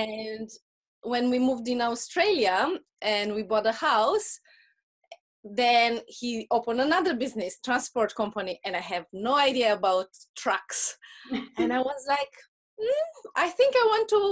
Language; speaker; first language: English; non-native, fluent; Russian